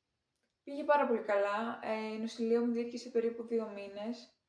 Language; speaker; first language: Greek; native; Greek